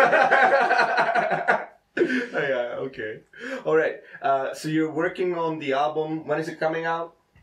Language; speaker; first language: English; non-native, fluent; Czech